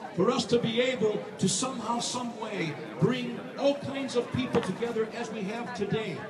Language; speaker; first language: English; native; English